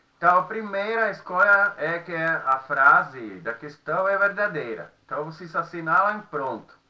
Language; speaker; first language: Portuguese; non-native, fluent; Czech